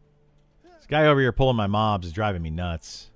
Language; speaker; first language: English; native; English